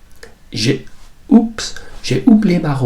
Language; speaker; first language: French; non-native, fluent; English